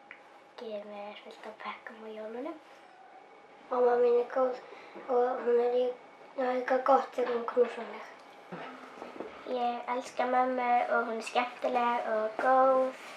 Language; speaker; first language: Icelandic; non-native, local second language; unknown